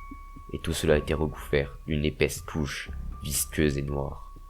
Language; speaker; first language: French; native; French